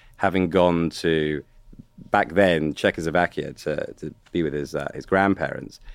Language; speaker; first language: English; native; English